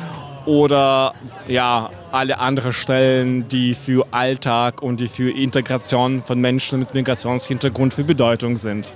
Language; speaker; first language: German; non-native, fluent; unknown